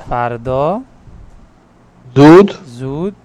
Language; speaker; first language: Persian; non-native, fluent; Urdu